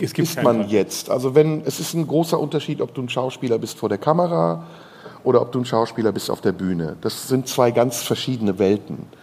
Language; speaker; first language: German; non-native, fluent; Turkish